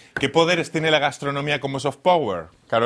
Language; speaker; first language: Spanish; native; Spanish